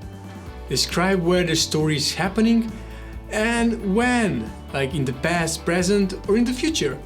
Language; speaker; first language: English; non-native, fluent; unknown